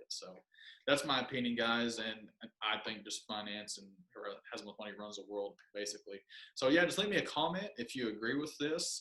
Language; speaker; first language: English; native; English